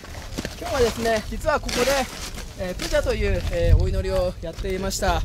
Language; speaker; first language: Japanese; native; Japanese